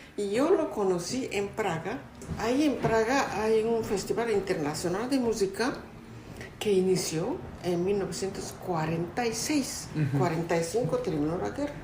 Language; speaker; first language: Spanish; non-native, fluent; Japanese